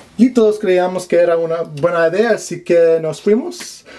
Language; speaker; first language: Spanish; non-native, learner; English